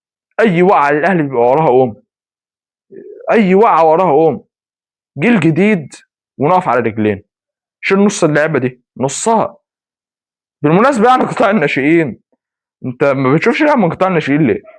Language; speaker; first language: Arabic; native; Arabic